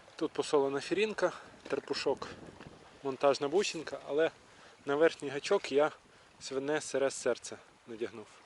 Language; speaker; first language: Ukrainian; native; Ukrainian